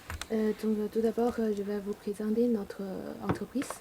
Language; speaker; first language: French; non-native, learner; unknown